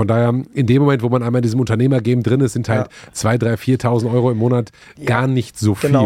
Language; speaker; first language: German; native; German